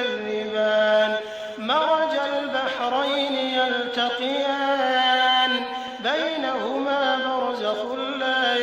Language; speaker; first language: Arabic; native; Arabic